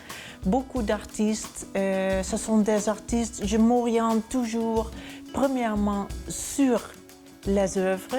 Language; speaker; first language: French; non-native, fluent; Dutch